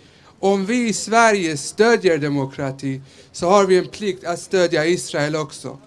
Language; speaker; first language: Swedish; early bilingual, other home language; Persian